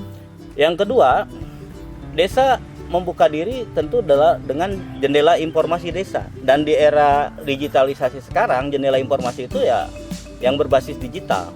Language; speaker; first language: Indonesian; non-native, local second language; Sundanese